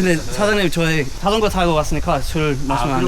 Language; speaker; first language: Korean; non-native, fluent; English